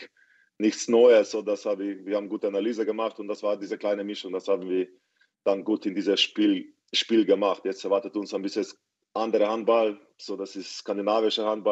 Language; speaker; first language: German; non-native, fluent; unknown